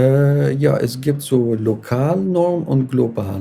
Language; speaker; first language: German; non-native, fluent; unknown